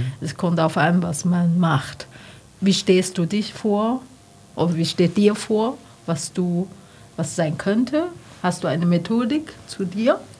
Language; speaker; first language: German; non-native, learner; Chinese